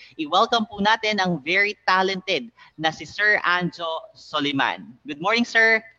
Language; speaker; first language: Filipino; native; Filipino